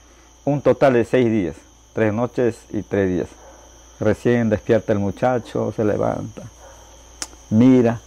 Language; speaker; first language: Spanish; non-native, local second language; Shipibo-Conibo